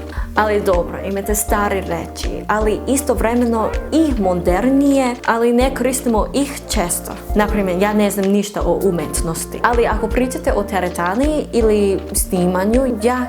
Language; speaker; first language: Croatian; non-native, learner; English